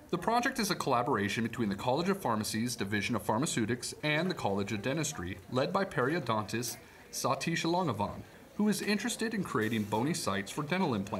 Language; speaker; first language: English; native; English